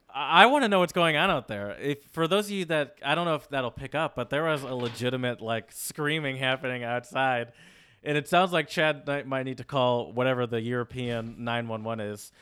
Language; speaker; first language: English; native; English